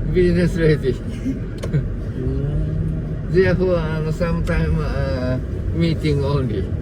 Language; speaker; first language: English; non-native, learner; Japanese